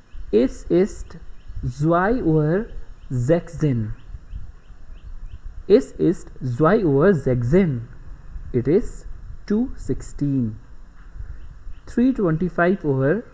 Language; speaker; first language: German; non-native, fluent; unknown